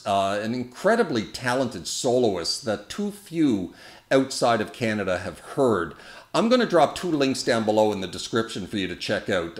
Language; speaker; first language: English; native; English